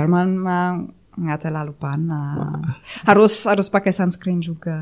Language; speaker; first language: Indonesian; non-native, fluent; German